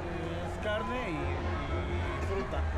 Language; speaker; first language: Spanish; native; Spanish